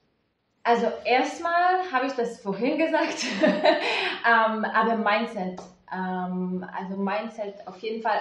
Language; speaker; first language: German; non-native, fluent; Hebrew